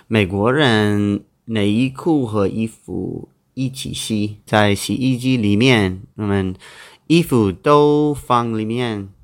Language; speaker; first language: Chinese; non-native, learner; English